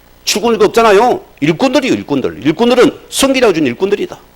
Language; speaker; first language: Korean; native; Korean